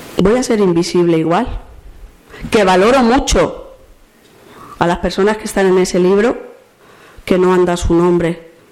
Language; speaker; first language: Spanish; native; Spanish